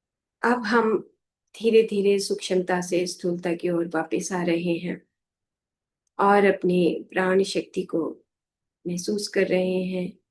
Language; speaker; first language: Hindi; native; Hindi